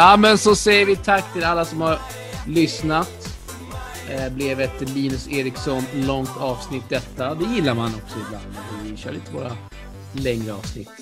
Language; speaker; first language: Swedish; native; Swedish